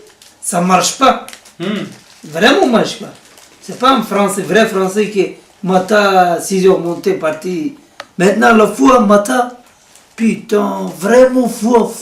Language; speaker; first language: French; non-native, learner; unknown